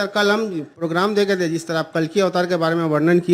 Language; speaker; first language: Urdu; non-native, local second language; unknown